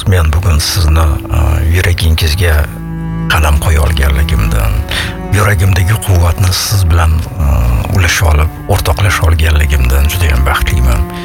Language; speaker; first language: Uzbek; native; Uzbek